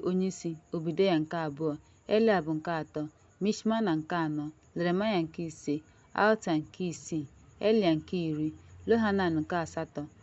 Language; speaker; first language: Igbo; native; Igbo